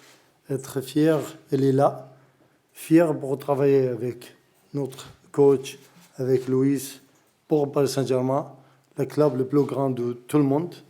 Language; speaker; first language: French; non-native, learner; Arabic